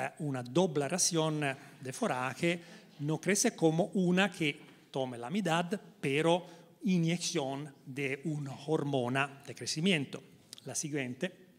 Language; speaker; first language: Spanish; non-native, learner; Italian